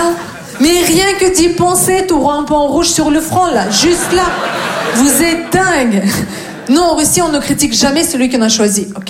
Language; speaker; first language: French; non-native, fluent; Russian